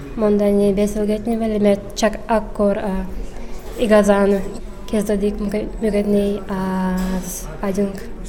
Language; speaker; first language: Hungarian; non-native, learner; Udmurt